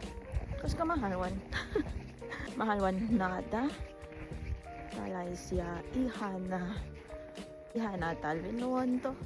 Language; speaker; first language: Finnish; non-native, learner; Filipino